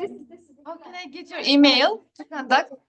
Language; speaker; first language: English; non-native, fluent; Uzbek